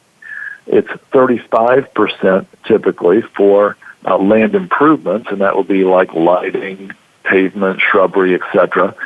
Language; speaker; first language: English; native; English